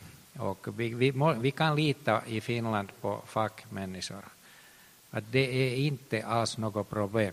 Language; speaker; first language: Swedish; non-native, local second language; Finnish